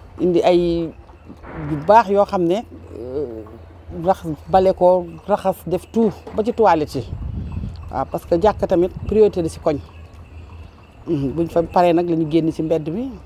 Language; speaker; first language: Wolof; native; Wolof